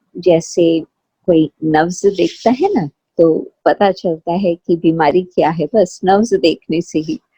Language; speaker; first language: Hindi; non-native, fluent; Sindhi